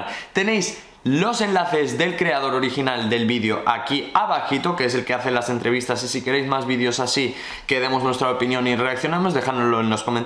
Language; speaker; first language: Spanish; native; Spanish